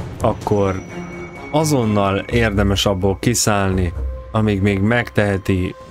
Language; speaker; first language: Hungarian; native; Hungarian